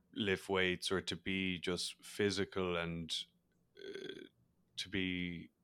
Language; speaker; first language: English; native; English